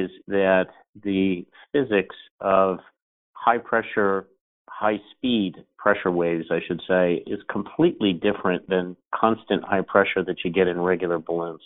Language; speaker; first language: English; native; English